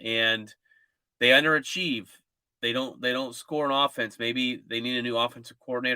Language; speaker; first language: English; native; English